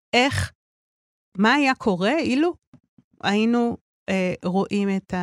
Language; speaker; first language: Hebrew; native; Hebrew